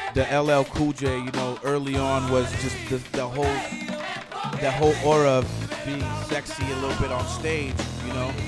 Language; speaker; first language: English; early bilingual, other home language; Spanish